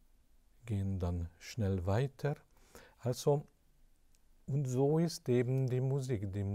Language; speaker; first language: German; non-native, fluent; Hungarian